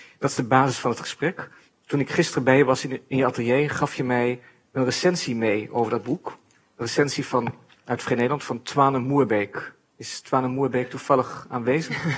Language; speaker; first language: Dutch; native; Dutch